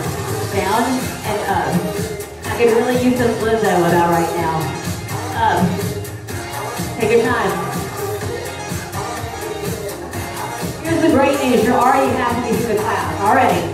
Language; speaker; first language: English; native; English